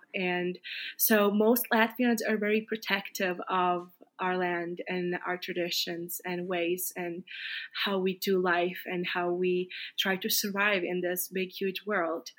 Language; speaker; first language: English; non-native, fluent; Latvian